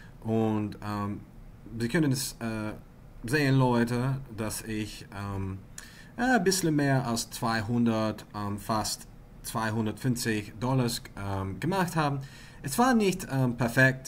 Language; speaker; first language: German; non-native, learner; English